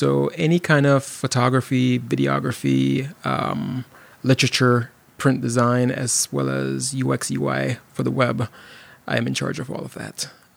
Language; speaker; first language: English; non-native, local second language; Jamaican Creole English